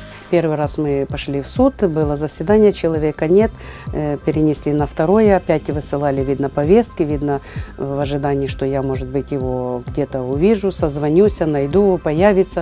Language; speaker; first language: Ukrainian; non-native, local second language; Russian